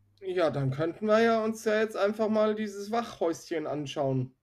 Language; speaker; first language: German; native; German